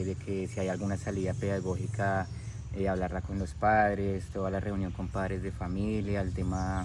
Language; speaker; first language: Spanish; native; Spanish